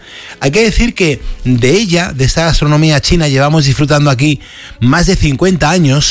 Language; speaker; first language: Spanish; native; Spanish